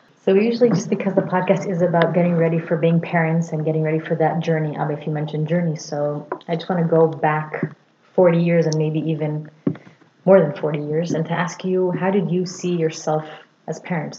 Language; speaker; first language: English; early bilingual, other home language; Hebrew